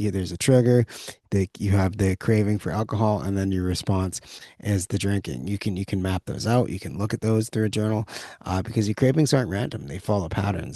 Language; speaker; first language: English; native; English